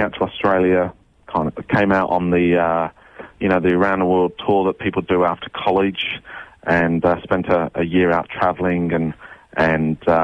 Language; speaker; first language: English; native; English